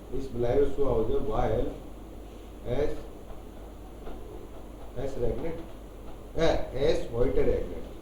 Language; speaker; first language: German; non-native, learner; Hindi